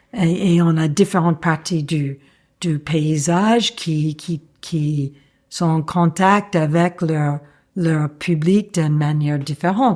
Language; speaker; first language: French; non-native, fluent; English